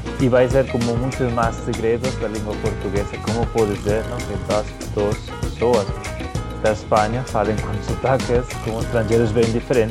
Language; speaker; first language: Portuguese; non-native, learner; Galician